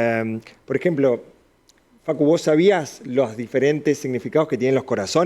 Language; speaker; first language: Spanish; native; Spanish